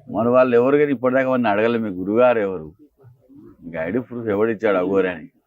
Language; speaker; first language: Telugu; native; Telugu